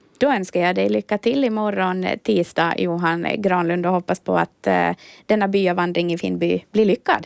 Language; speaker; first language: Swedish; native; Swedish